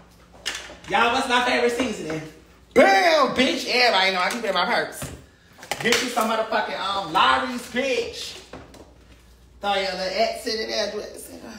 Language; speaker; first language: English; native; English